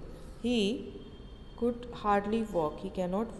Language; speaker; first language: English; non-native, local second language; Hindi